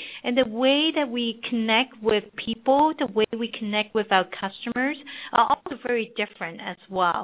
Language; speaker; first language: English; non-native, local second language; Cantonese